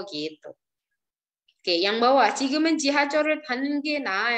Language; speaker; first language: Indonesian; native; Indonesian